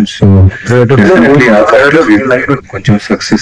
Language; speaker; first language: Telugu; non-native, fluent; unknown